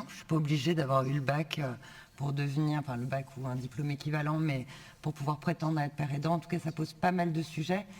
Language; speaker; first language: French; native; French